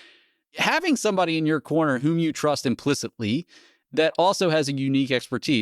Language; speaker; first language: English; native; English